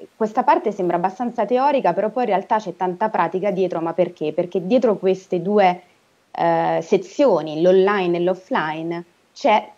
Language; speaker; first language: Italian; native; Italian